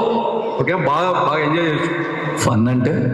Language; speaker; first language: Telugu; native; Telugu